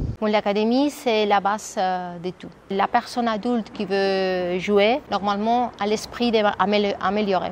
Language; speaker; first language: French; non-native, fluent; Spanish